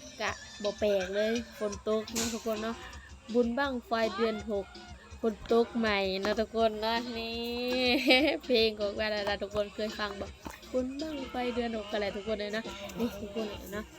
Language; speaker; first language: Thai; non-native, local second language; Lao